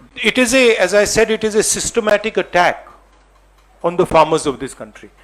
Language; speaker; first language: English; non-native, local second language; Hindi